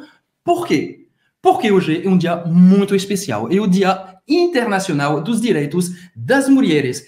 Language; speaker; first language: Portuguese; non-native, fluent; French